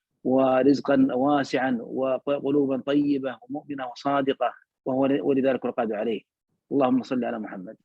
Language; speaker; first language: Arabic; native; Arabic